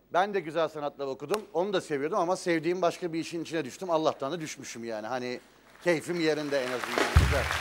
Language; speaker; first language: Turkish; native; Turkish